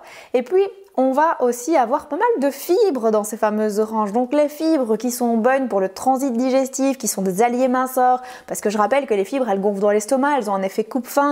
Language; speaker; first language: French; native; French